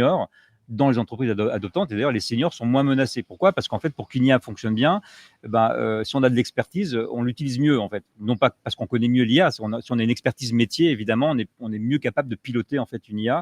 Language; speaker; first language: French; native; French